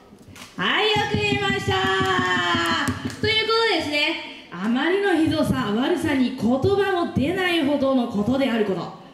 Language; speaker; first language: Japanese; native; Japanese